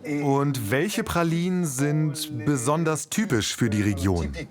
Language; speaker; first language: German; native; German